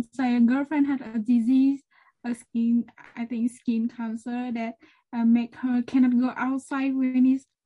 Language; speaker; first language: English; non-native, learner; Vietnamese